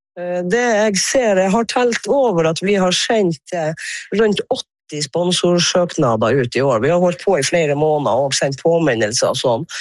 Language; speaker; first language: Norwegian; native; Norwegian